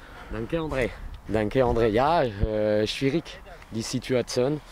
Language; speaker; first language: German; non-native, learner; French